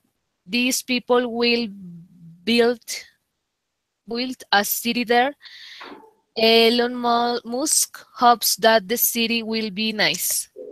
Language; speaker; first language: English; non-native, learner; Spanish